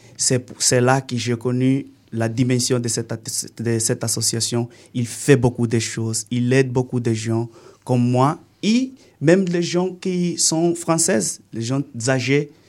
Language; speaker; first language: French; non-native, learner; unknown